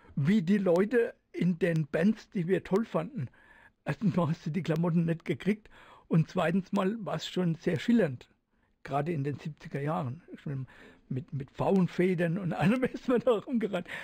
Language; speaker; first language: German; native; German